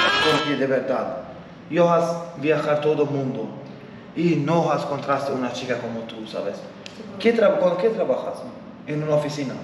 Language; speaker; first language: Spanish; non-native, learner; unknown